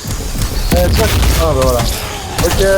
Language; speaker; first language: French; native; French